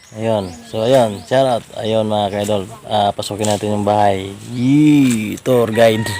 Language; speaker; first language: Filipino; non-native, local second language; Cebuano